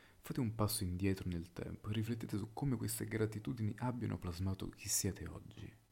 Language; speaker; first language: Italian; native; Italian